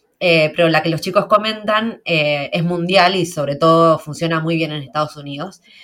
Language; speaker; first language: Spanish; native; Spanish